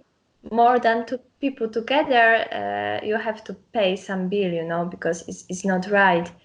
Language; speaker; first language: English; non-native, learner; Polish